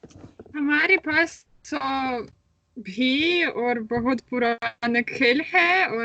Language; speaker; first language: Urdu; non-native, learner; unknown